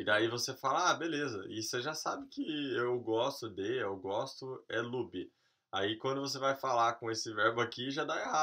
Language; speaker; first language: Portuguese; native; Portuguese